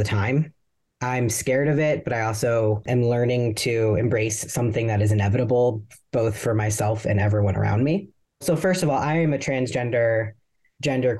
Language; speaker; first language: English; native; English